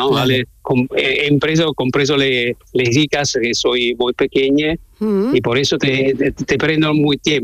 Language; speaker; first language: Spanish; non-native, learner; Italian